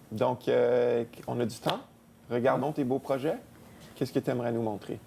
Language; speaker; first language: French; native; French